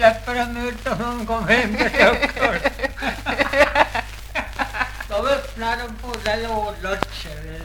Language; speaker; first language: Swedish; native; Swedish